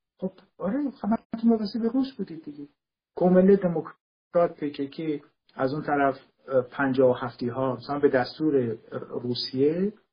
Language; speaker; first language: Persian; non-native, local second language; Kurdish